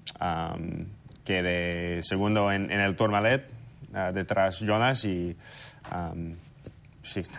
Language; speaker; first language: Spanish; non-native, fluent; English